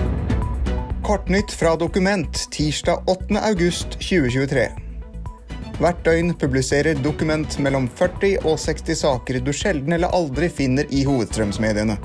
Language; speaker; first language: Norwegian; native; Norwegian